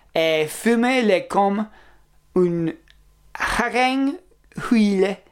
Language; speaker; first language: French; non-native, learner; English